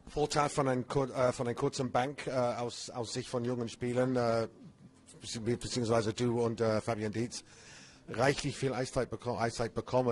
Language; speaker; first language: German; non-native, fluent; English